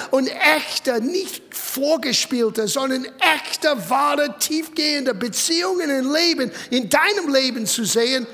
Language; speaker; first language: German; non-native, fluent; English